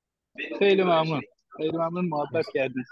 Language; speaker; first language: Persian; non-native, fluent; Turkish